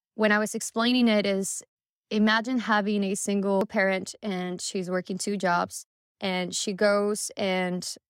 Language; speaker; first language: English; early bilingual, other home language; Spanish